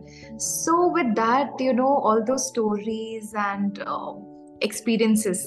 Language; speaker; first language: English; non-native, local second language; Hindi